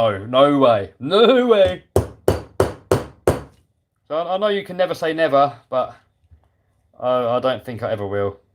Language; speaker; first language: English; native; English